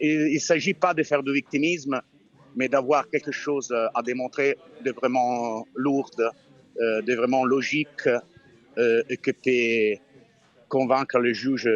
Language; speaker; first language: French; non-native, fluent; Italian